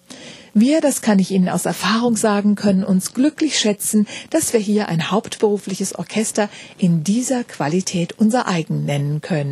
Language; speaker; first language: German; native; German